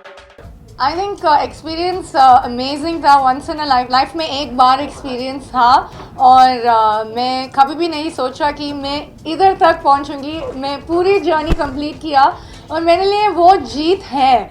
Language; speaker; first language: Hindi; non-native, local second language; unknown